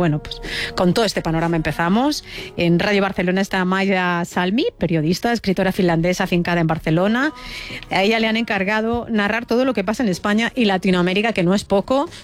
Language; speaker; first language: Spanish; native; Spanish